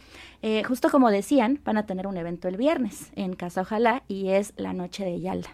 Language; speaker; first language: Spanish; native; Spanish